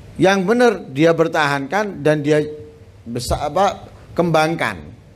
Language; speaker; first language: Indonesian; native; Indonesian